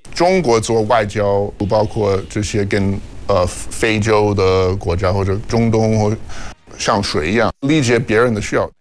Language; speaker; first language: Chinese; non-native, fluent; English